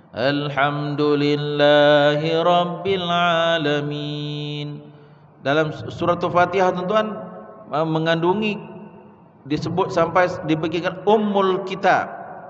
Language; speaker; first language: Malay; native; Malay